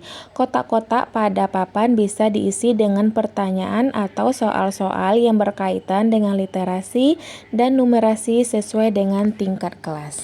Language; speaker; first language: Indonesian; native; Indonesian